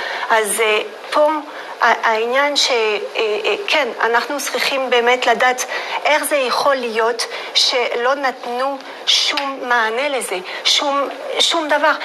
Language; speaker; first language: Hebrew; non-native, fluent; French